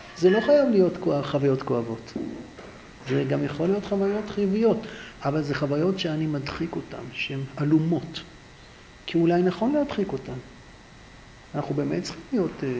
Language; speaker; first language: Hebrew; native; Hebrew